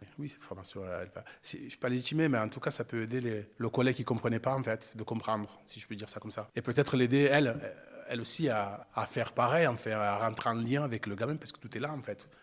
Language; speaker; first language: French; native; French